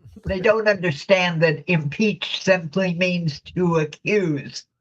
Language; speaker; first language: English; native; English